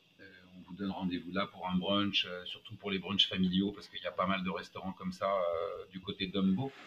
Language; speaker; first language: French; native; French